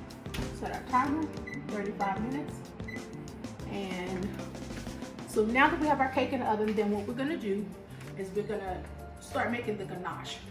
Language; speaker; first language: English; native; English